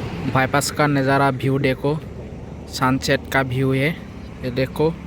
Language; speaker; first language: Hindi; non-native, local second language; Assamese